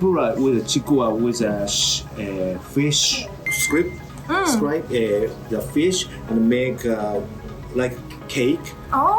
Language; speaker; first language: English; non-native, learner; Japanese